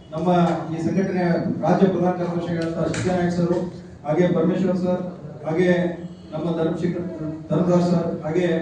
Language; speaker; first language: Kannada; non-native, local second language; Lambadi